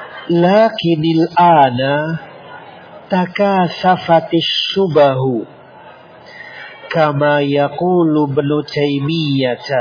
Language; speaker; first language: Arabic; non-native, fluent; Indonesian